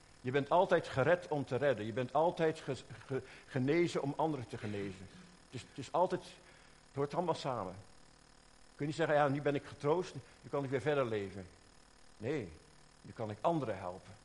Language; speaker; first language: Dutch; native; Dutch